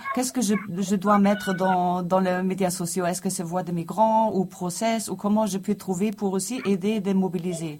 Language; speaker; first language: French; non-native, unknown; German